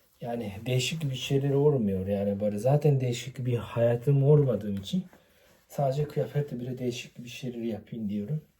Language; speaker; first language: Turkish; non-native, fluent; Japanese